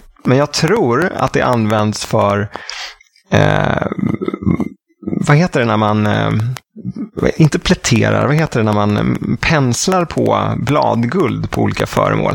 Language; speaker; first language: Swedish; native; Swedish